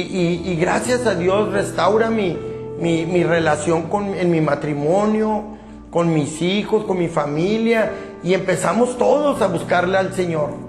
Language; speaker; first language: Spanish; native; Spanish